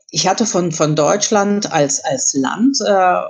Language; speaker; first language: German; early bilingual, other home language; Russian